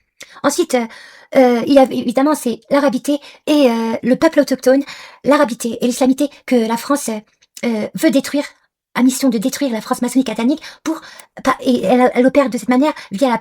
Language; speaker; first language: French; non-native, local second language; Arabic